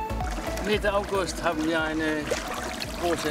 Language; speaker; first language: German; non-native, fluent; Danish